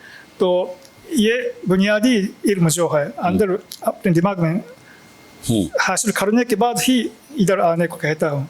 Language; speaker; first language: Hindi; non-native, fluent; Japanese